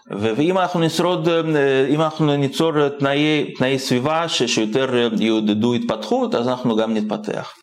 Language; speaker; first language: Hebrew; non-native, fluent; Russian